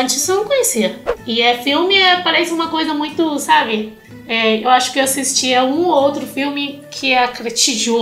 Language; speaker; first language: Portuguese; non-native, fluent; Chinese